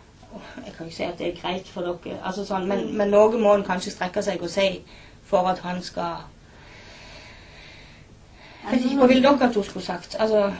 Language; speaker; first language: Norwegian; native; Norwegian